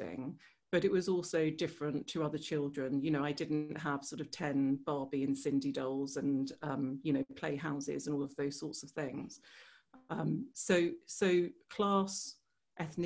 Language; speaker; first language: English; native; English